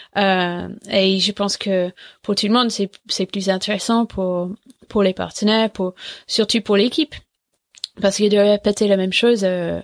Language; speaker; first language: French; non-native, fluent; English